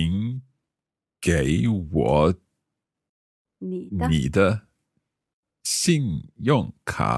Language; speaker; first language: Chinese; non-native, learner; English